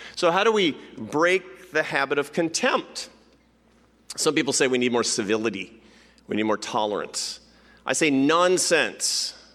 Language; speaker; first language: English; native; English